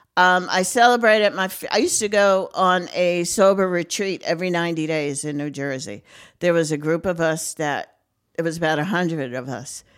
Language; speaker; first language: English; native; English